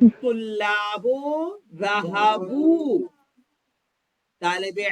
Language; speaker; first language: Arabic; non-native, fluent; Urdu